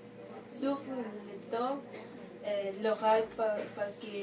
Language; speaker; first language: French; non-native, learner; Spanish